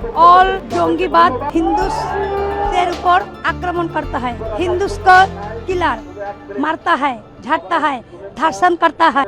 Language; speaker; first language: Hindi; non-native, learner; Bangla